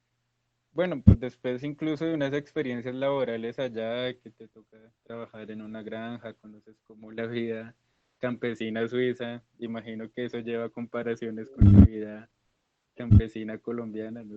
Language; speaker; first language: Spanish; native; Spanish